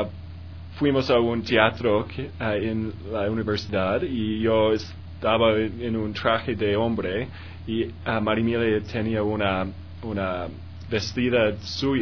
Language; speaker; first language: Spanish; non-native, learner; English